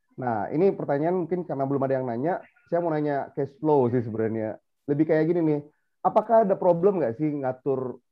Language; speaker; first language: Indonesian; non-native, local second language; Minangkabau